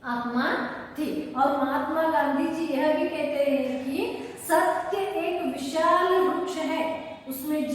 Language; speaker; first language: Hindi; non-native, local second language; Kannada